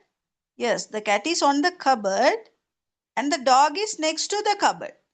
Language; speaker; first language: English; non-native, local second language; Tamil